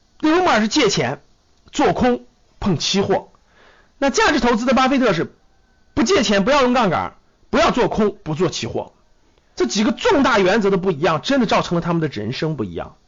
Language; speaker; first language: Chinese; native; Chinese